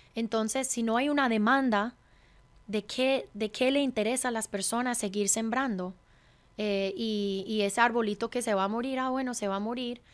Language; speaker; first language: Spanish; early bilingual, heritage; Spanish